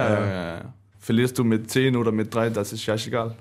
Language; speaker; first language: German; non-native, learner; Danish